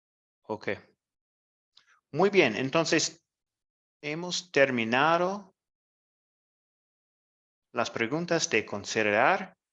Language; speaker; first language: Spanish; non-native, fluent; English